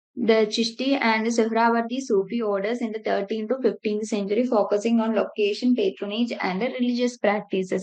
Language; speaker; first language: English; non-native, local second language; Malayalam